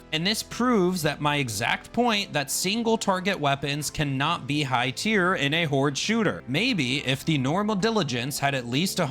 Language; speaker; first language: English; native; English